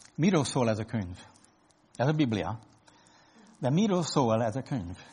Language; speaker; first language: Hungarian; non-native, fluent; English